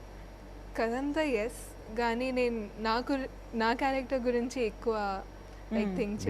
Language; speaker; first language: Telugu; non-native, fluent; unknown